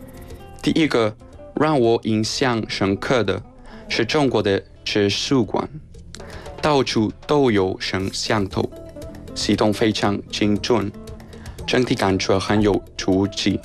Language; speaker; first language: Chinese; non-native, fluent; Spanish